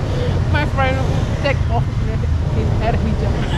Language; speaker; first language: English; non-native, learner; Indonesian